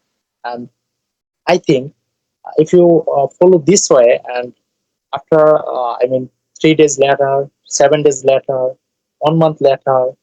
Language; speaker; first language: English; non-native, learner; Bangla